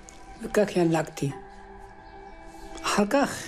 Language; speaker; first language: Hebrew; early bilingual, other home language; Amharic